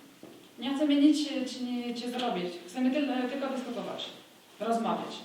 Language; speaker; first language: Polish; early bilingual, heritage; French